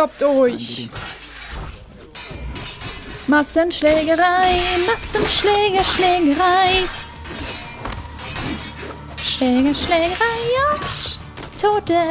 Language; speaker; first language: German; native; German